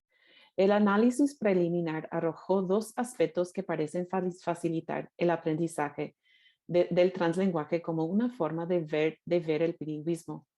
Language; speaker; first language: Spanish; non-native, fluent; English